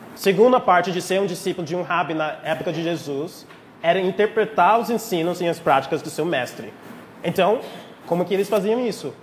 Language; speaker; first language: Portuguese; non-native, fluent; English